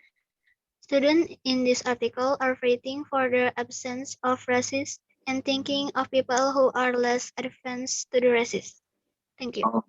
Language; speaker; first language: English; non-native, learner; Indonesian